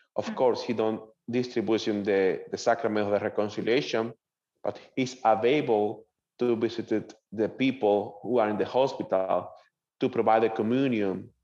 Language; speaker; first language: English; non-native, learner; Spanish